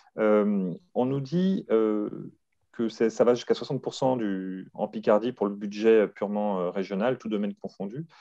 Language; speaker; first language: French; native; French